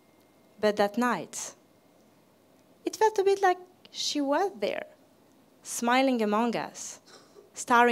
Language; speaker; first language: English; non-native, fluent; French